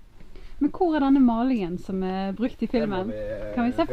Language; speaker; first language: Norwegian; native; Norwegian